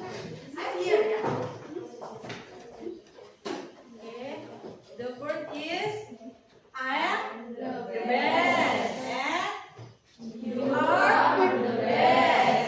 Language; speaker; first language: English; non-native, learner; Indonesian